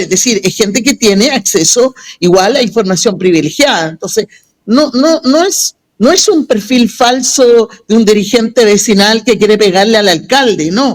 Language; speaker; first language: Spanish; native; Spanish